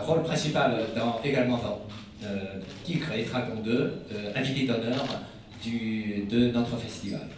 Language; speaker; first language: French; non-native, fluent; Chinese